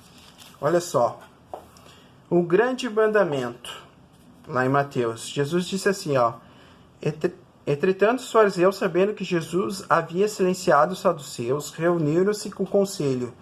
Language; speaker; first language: Portuguese; native; Portuguese